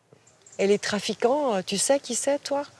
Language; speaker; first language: French; native; French